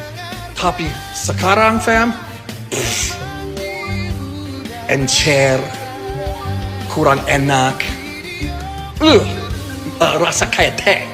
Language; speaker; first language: Indonesian; non-native, fluent; English